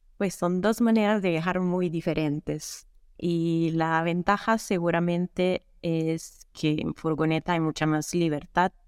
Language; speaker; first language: Spanish; non-native, fluent; Italian